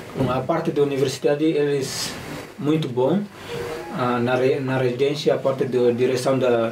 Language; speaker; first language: Portuguese; non-native, learner; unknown